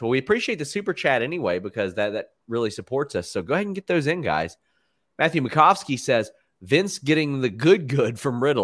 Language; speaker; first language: English; native; English